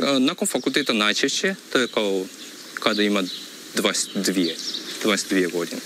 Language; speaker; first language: Croatian; non-native, fluent; Japanese